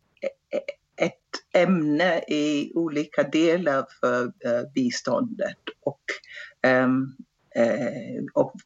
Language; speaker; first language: Swedish; non-native, fluent; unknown